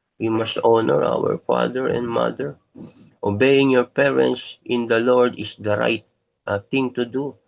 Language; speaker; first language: English; non-native, local second language; Filipino